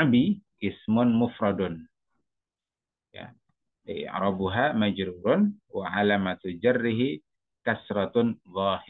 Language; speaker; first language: Arabic; non-native, fluent; Indonesian